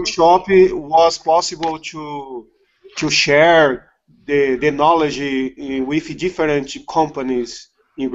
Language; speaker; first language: English; non-native, learner; Portuguese